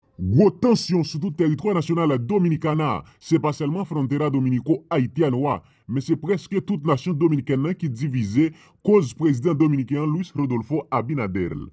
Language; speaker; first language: Haitian Creole; non-native, fluent; Spanish